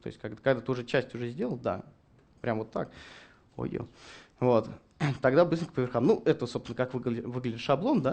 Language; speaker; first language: Russian; native; Russian